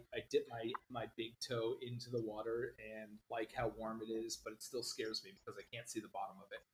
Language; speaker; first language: English; native; English